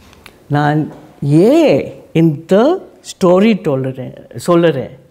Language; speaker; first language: Tamil; non-native, learner; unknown